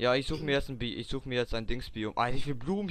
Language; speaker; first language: German; native; German